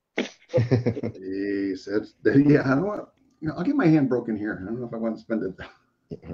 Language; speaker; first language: English; native; English